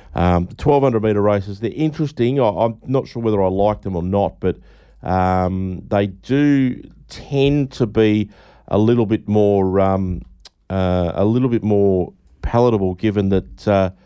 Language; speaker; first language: English; native; English